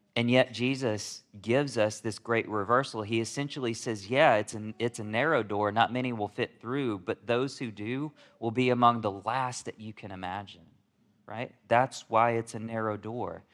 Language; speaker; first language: English; native; English